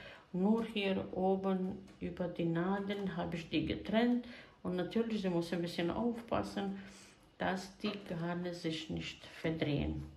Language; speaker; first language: German; non-native, fluent; Croatian